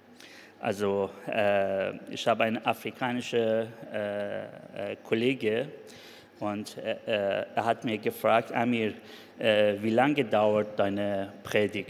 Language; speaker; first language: German; non-native, fluent; Persian